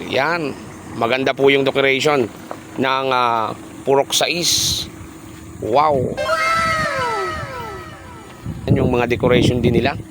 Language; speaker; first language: Filipino; non-native, local second language; Bikol